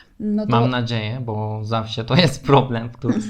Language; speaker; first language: Polish; non-native, learner; Turkish